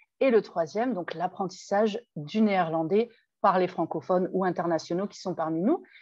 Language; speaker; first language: French; native; French